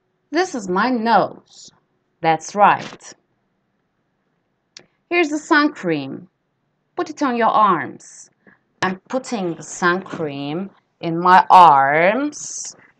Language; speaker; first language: English; non-native, fluent; Turkish